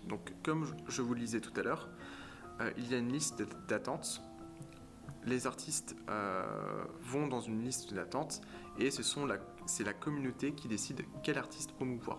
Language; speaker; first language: French; native; French